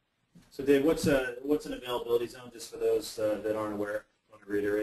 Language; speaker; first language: English; native; English